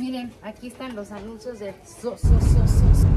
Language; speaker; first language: Spanish; native; Spanish